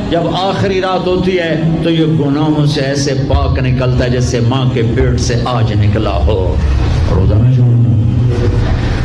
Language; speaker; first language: Urdu; non-native, local second language; Punjabi